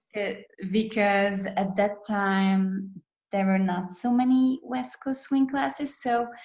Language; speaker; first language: English; non-native, fluent; Hungarian